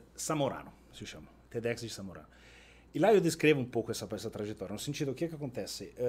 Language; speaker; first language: Portuguese; non-native, fluent; Italian